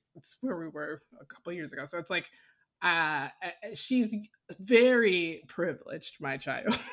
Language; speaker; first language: English; native; English